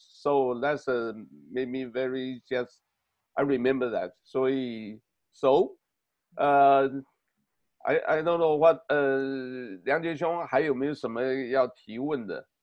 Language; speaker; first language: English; non-native, learner; Chinese